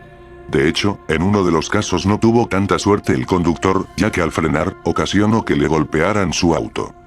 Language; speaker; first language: Spanish; native; Spanish